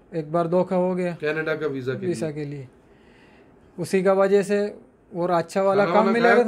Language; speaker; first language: Hindi; non-native, local second language; Malayalam